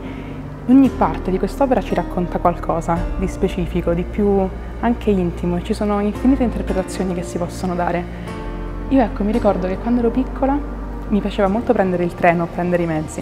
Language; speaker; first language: Italian; native; Italian